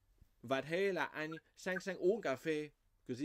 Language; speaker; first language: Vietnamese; non-native, fluent; French